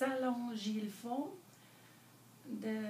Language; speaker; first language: French; non-native, learner; English